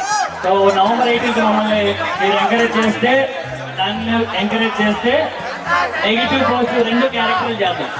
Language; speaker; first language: Telugu; native; Telugu